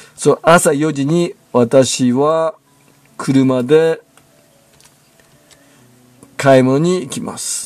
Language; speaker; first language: Japanese; non-native, learner; English